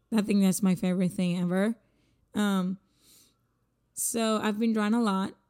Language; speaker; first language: English; non-native, fluent; Spanish